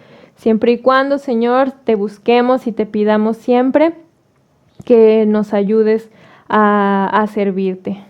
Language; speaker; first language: Spanish; native; Spanish